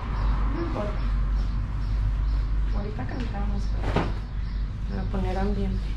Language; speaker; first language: Spanish; native; Spanish